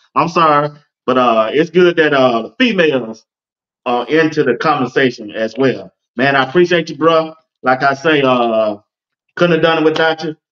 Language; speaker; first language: English; native; English